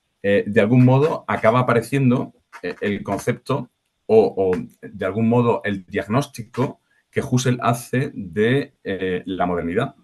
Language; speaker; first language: Spanish; native; Spanish